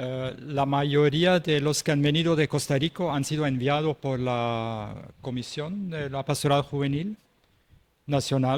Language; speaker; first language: Spanish; non-native, fluent; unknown